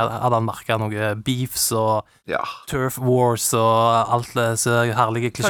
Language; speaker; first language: Norwegian; native; Norwegian